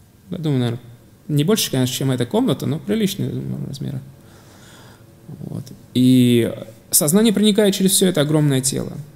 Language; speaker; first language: Russian; non-native, fluent; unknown